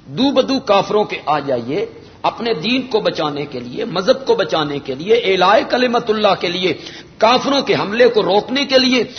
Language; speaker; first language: Urdu; non-native, local second language; Punjabi